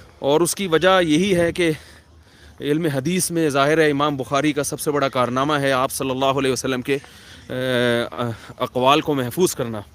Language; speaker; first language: Urdu; native; Urdu